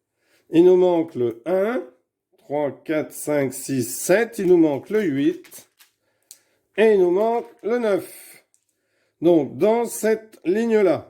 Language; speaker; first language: French; native; French